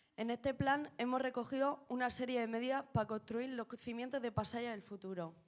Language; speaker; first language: Spanish; native; Spanish